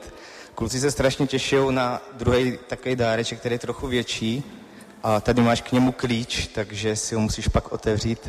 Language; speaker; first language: Czech; native; Czech